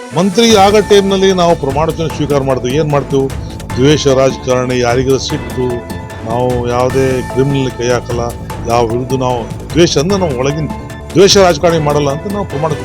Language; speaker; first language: Kannada; non-native, local second language; Lambadi